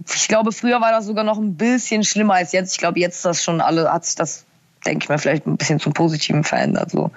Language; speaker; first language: German; early bilingual, other home language; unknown